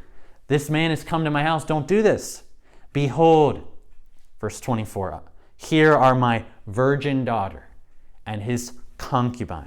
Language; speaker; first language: English; native; English